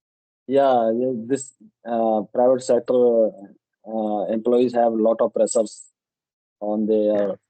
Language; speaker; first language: English; non-native, local second language; Hindi